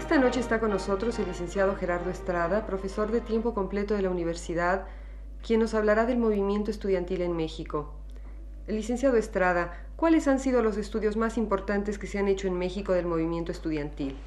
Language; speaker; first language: Spanish; native; Spanish